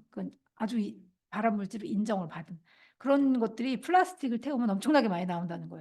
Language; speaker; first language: Korean; native; Korean